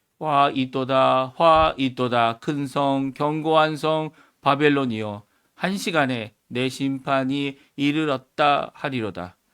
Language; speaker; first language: Korean; native; Korean